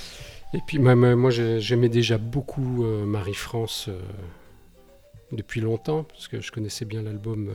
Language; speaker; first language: French; native; French